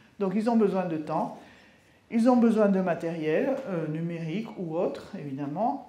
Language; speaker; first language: French; native; French